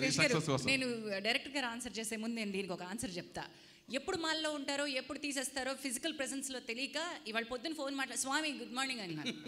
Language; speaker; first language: Telugu; native; Telugu